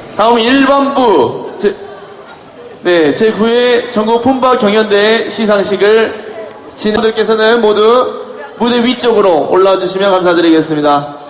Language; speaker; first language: Korean; native; Korean